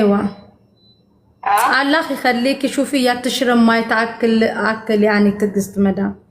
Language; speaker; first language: Arabic; non-native, learner; Amharic